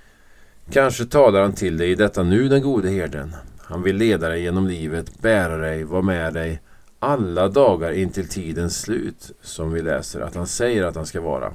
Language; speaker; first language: Swedish; native; Swedish